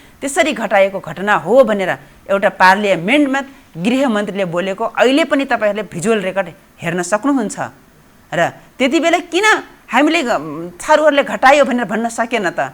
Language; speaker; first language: Nepali; non-native, local second language; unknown